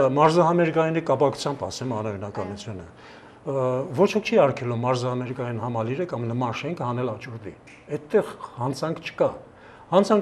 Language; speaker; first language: Armenian; native; Armenian